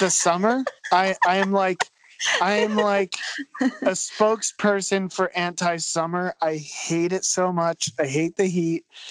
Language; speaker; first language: English; native; English